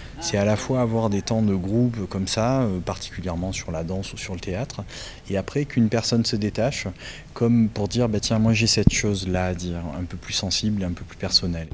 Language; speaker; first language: French; native; French